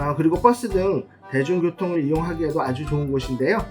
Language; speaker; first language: Korean; native; Korean